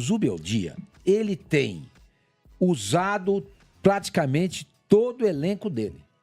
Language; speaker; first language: Portuguese; native; Portuguese